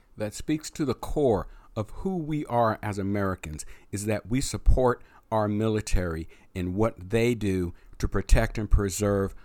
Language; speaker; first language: English; native; English